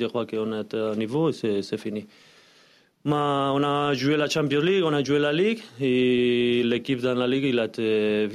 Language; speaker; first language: French; non-native, learner; Spanish